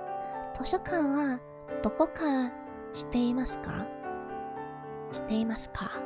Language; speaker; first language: Japanese; non-native, learner; English